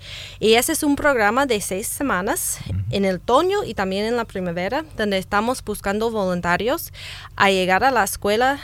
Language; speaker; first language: Spanish; non-native, fluent; English